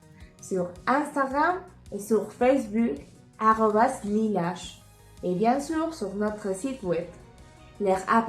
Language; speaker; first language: French; non-native, learner; Spanish